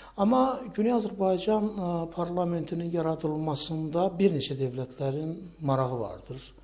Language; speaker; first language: Azerbaijani; native; Azerbaijani